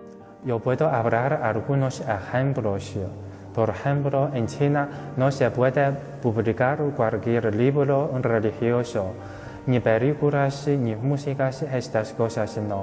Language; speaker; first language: Spanish; non-native, fluent; Chinese